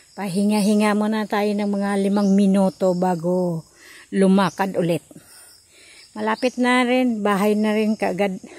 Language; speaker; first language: Filipino; non-native, local second language; Cebuano